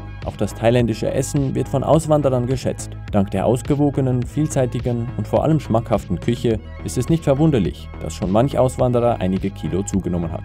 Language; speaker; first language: German; native; German